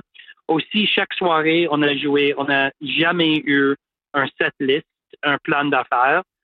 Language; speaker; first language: French; non-native, local second language; English